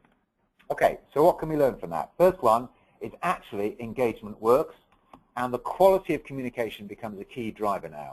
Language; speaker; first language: English; native; English